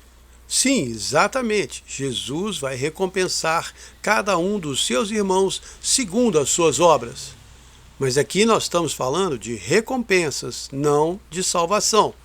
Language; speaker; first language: Portuguese; native; Portuguese